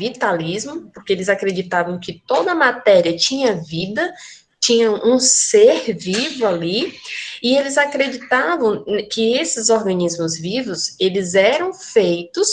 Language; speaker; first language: Portuguese; native; Portuguese